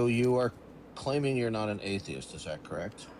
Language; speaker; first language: English; native; English